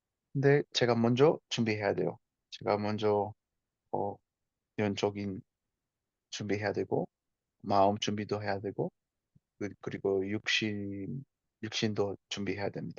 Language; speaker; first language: Korean; non-native, fluent; Spanish